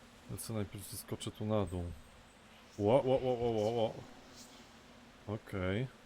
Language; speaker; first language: Polish; native; Polish